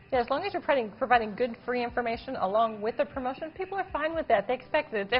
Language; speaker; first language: English; native; English